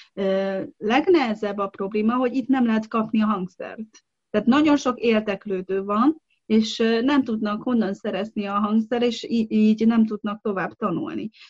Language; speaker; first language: Hungarian; non-native, fluent; Chinese